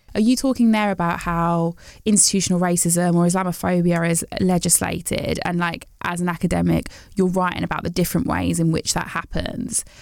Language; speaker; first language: English; native; English